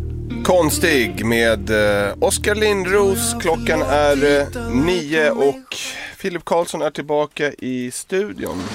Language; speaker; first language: Swedish; native; Swedish